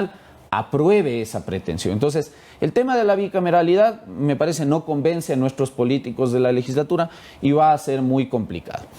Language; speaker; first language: Spanish; native; Spanish